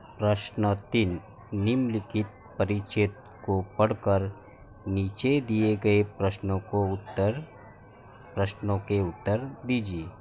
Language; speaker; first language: Hindi; non-native, local second language; Marathi